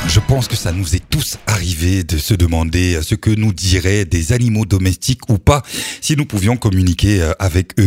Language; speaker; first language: French; native; French